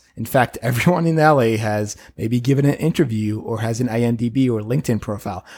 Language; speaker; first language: English; non-native, fluent; French